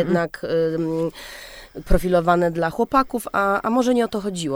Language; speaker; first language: Polish; native; Polish